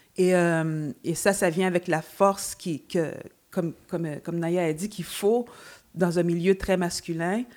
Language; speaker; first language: French; native; French